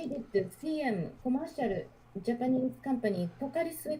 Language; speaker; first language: English; non-native, learner; Japanese